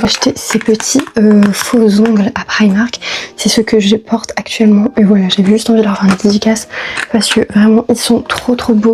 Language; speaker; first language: French; native; French